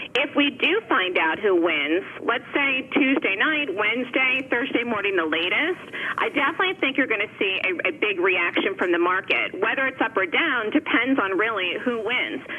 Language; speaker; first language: English; native; English